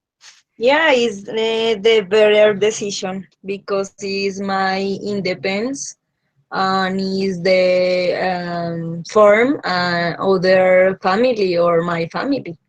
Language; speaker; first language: English; non-native, learner; Spanish